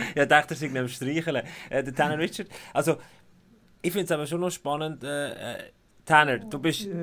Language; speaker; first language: German; native; German